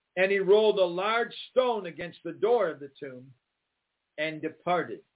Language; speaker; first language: English; native; English